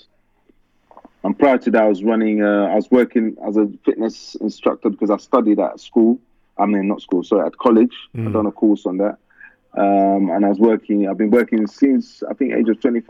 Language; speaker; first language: English; early bilingual, other home language; French